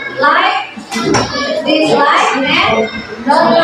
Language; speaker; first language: English; non-native, learner; Indonesian